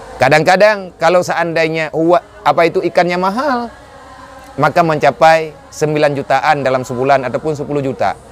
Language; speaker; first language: Indonesian; non-native, local second language; Achinese